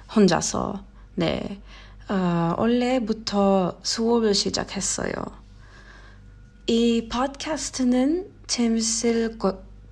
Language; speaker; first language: Korean; non-native, learner; Arabic